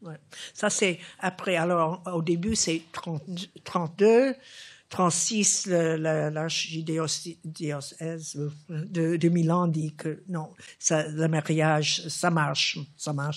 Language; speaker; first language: French; non-native, fluent; English